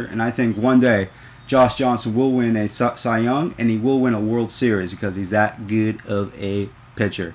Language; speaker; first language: English; native; English